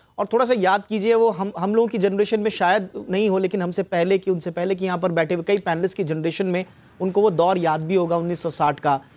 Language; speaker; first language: Hindi; native; Hindi